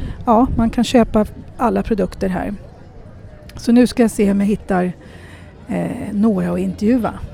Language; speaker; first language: Swedish; native; Swedish